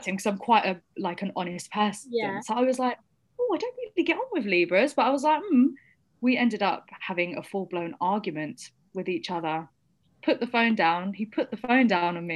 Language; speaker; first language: English; native; English